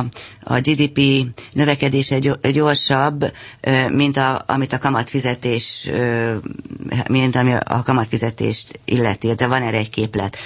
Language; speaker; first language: Hungarian; native; Hungarian